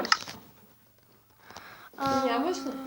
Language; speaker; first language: Bulgarian; native; Bulgarian